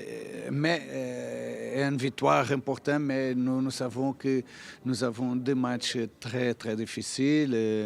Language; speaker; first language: French; non-native, fluent; Portuguese